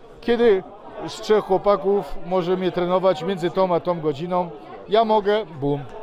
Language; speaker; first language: Polish; non-native, fluent; Serbian